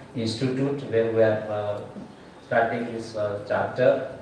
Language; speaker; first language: English; non-native, local second language; Marathi